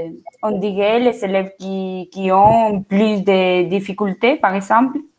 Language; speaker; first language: French; non-native, fluent; Spanish